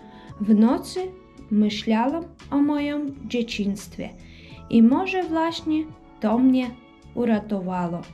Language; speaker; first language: Polish; early bilingual, heritage; Polish